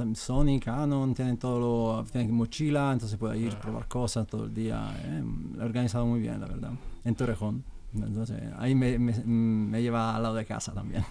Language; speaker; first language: Spanish; non-native, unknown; Italian